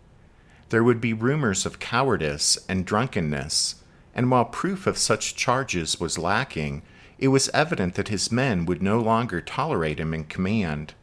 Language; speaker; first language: English; native; English